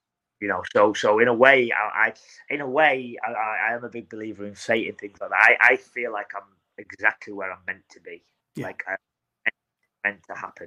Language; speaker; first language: English; native; English